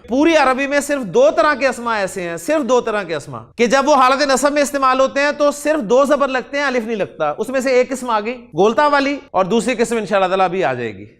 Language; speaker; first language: Urdu; non-native, local second language; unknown